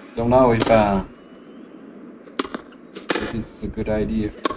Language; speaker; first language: English; non-native, fluent; French